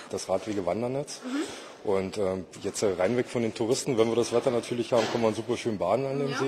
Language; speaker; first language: German; native; German